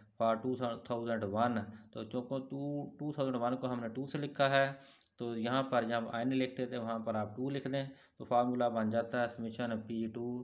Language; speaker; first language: Urdu; non-native, local second language; Punjabi